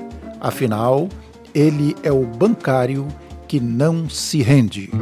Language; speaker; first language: Portuguese; native; Portuguese